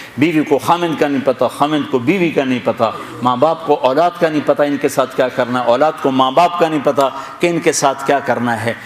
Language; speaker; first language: Urdu; non-native, local second language; Punjabi